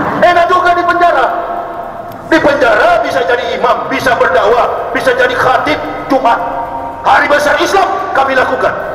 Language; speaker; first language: Indonesian; native; Indonesian